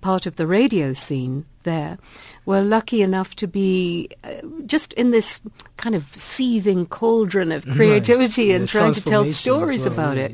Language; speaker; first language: English; native; English